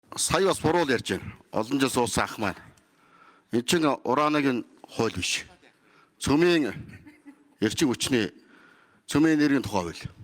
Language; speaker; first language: Mongolian; native; Mongolian